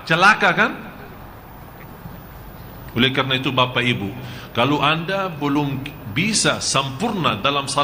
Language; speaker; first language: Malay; non-native, fluent; Arabic